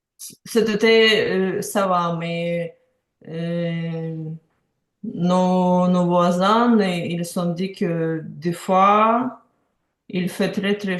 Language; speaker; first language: French; non-native, learner; Ukrainian